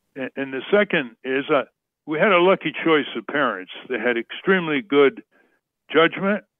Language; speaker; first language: English; native; English